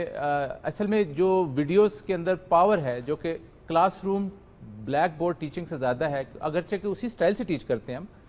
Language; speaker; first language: Urdu; native; Urdu